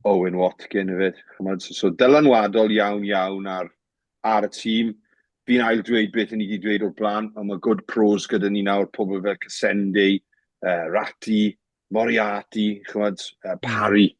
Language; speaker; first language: Welsh; native; Welsh